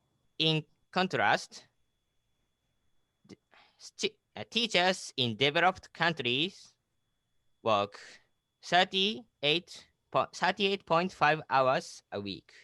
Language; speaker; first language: English; non-native, learner; Japanese